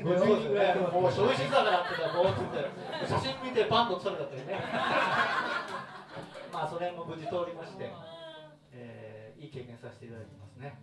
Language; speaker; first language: Japanese; native; Japanese